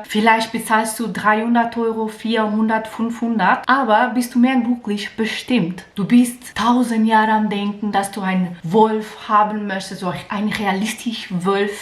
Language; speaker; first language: German; non-native, learner; Portuguese